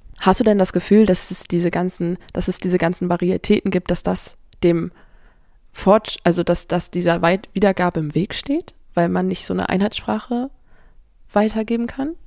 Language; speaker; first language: German; native; German